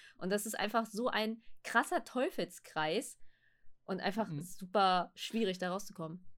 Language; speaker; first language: German; native; German